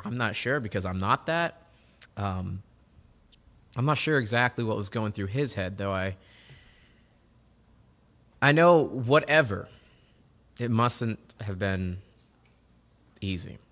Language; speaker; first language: English; native; English